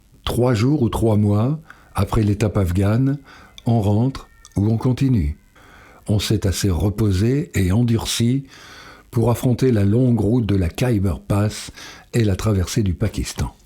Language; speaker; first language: French; native; French